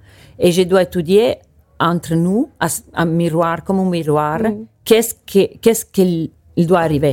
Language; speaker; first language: French; non-native, learner; Italian